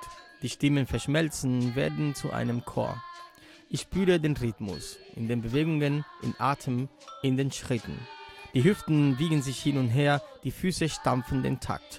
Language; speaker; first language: German; native; German